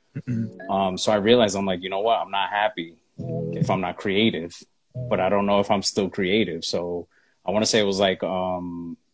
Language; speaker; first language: English; native; English